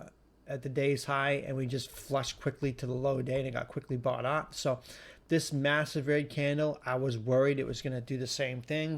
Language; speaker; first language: English; native; English